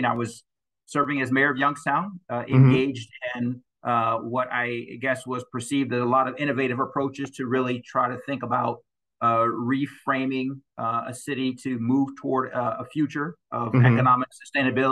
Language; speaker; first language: English; native; English